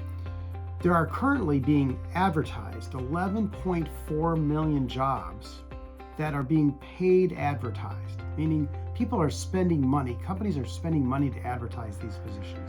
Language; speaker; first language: English; native; English